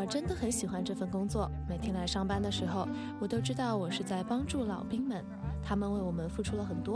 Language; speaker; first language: Chinese; native; Chinese